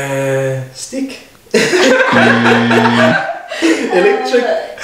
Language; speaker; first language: English; non-native, fluent; Danish